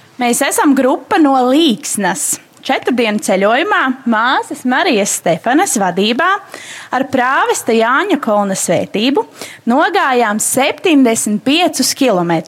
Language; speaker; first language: Latvian; native; Latvian